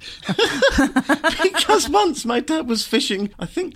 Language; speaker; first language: English; native; English